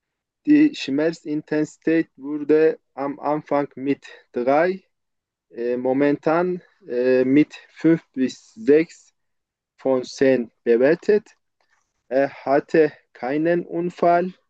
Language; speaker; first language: German; non-native, fluent; Turkish